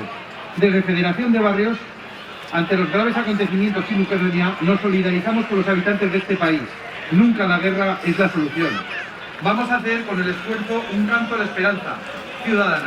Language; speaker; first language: Spanish; native; Spanish